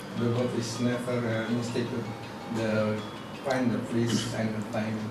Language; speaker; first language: English; non-native, learner; Indonesian